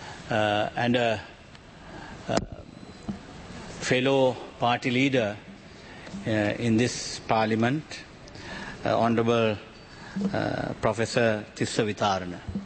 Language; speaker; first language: English; non-native, local second language; Tamil